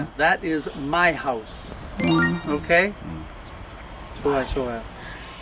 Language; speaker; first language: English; non-native, fluent; Korean